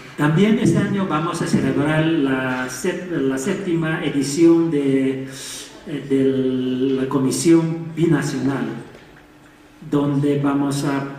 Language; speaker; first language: Spanish; non-native, fluent; Chinese